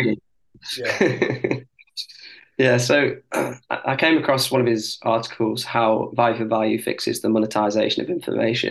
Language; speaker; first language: English; native; English